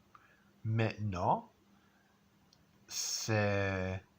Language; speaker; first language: French; non-native, learner; English